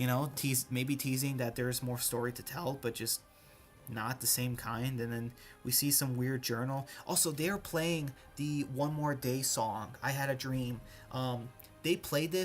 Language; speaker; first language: English; native; English